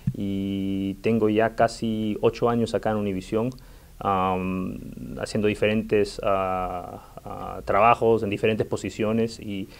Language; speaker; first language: Spanish; early bilingual, heritage; Spanish